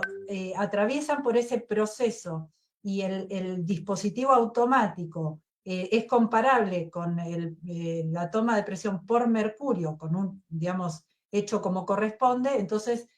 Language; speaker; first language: Spanish; native; Spanish